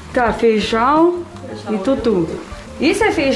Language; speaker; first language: Portuguese; non-native, fluent; Russian